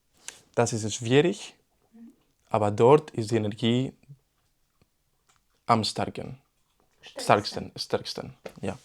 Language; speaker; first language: German; non-native, learner; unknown